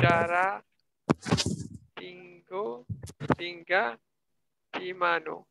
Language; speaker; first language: Indonesian; non-native, learner; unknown